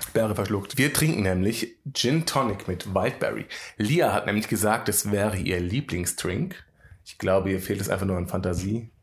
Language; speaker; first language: German; native; German